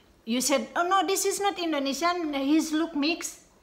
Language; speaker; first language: English; non-native, learner; Indonesian